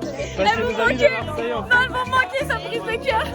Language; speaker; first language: French; native; French